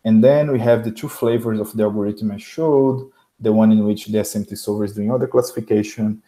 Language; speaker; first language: English; non-native, fluent; Portuguese